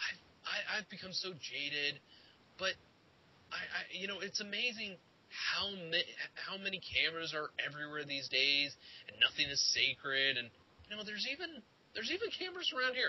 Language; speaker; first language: English; native; English